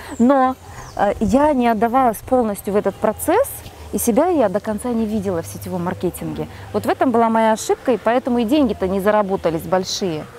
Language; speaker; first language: Russian; non-native, local second language; Kazakh